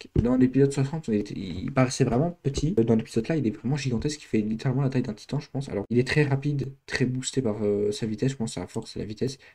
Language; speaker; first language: French; native; French